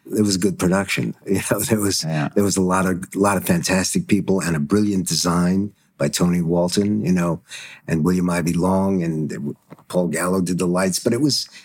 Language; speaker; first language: English; early bilingual, other home language; German